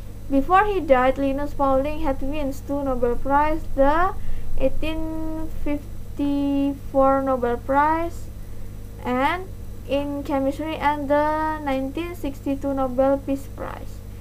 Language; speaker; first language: English; non-native, fluent; Indonesian